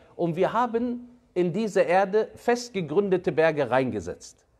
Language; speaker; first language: German; early bilingual, other home language; Arabic